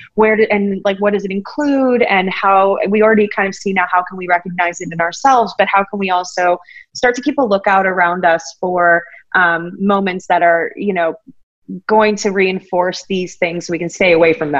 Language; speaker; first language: English; native; English